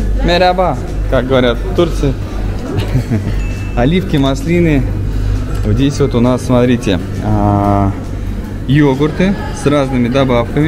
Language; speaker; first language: Russian; native; Russian